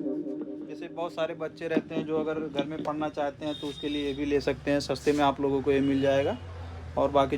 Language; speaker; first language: Hindi; native; Hindi